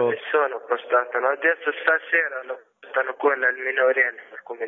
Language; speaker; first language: Italian; non-native, learner; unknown